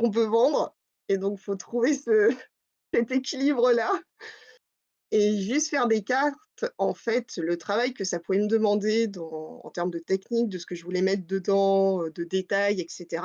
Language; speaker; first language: French; native; French